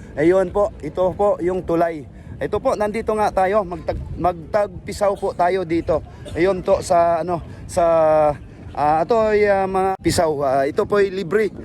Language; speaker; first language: Filipino; non-native, local second language; Cebuano